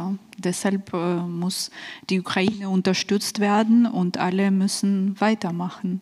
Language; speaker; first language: German; non-native, fluent; Ukrainian